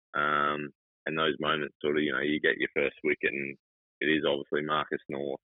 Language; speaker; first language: English; native; English